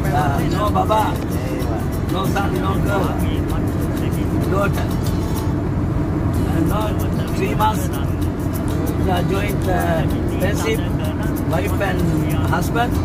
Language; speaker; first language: English; non-native, learner; Sinhala